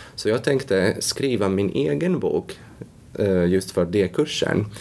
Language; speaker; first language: Swedish; non-native, fluent; Latvian